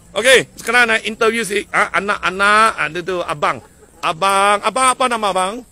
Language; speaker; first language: Malay; non-native, local second language; Chinese